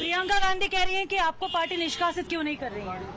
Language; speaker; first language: Hindi; native; Hindi